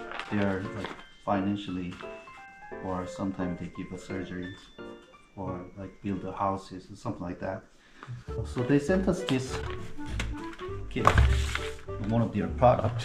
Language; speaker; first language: English; non-native, fluent; Korean